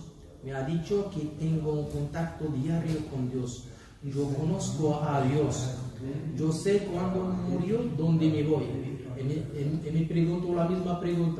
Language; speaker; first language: Spanish; non-native, learner; Arabic